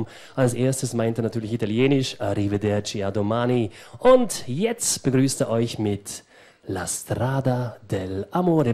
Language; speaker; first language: German; native; German